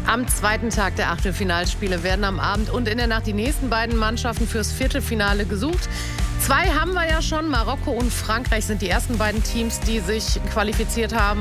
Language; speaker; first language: German; native; German